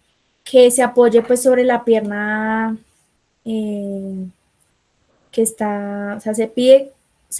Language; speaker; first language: Spanish; native; Spanish